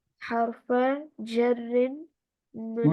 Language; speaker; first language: Arabic; non-native, learner; Urdu